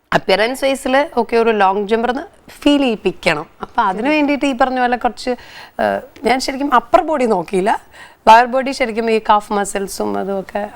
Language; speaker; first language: Malayalam; native; Malayalam